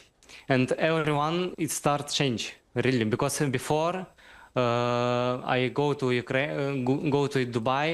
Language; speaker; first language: English; non-native, learner; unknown